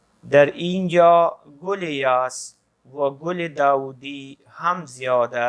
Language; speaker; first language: Persian; non-native, fluent; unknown